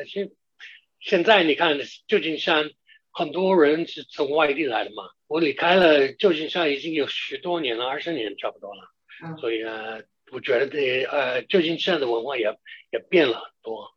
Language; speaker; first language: Chinese; non-native, fluent; English